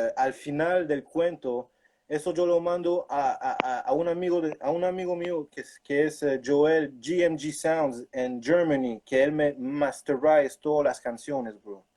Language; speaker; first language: Spanish; early bilingual, heritage; Spanish